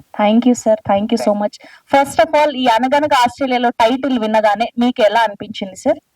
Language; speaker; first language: Telugu; native; Telugu